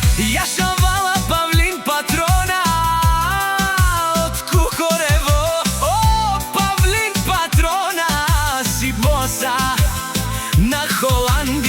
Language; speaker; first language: Bulgarian; non-native, local second language; Romany